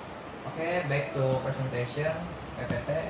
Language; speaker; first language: English; non-native, learner; Indonesian